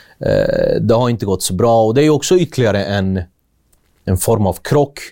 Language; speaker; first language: Swedish; early bilingual, other home language; Kurdish